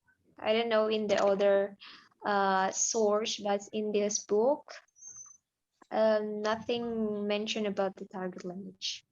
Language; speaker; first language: English; non-native, learner; Indonesian